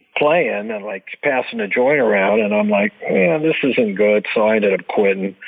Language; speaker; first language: English; native; English